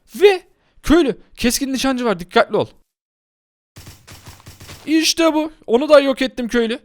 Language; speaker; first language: Turkish; native; Turkish